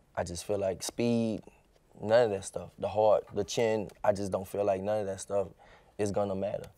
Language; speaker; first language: English; native; English